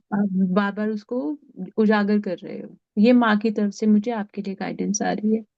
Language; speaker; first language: Hindi; native; Hindi